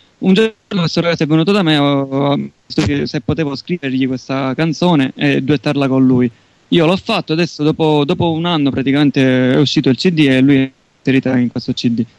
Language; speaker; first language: Italian; native; Italian